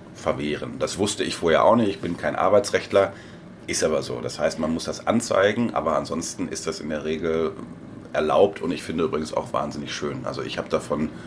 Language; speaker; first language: German; native; German